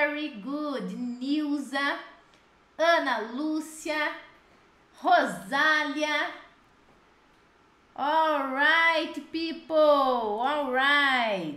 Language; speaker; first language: English; non-native, fluent; Portuguese